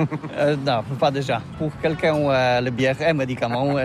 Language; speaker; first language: French; non-native, learner; Polish